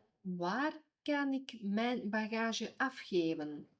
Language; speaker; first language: Dutch; non-native, fluent; Ukrainian